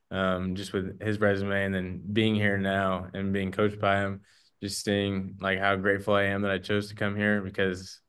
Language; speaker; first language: English; native; English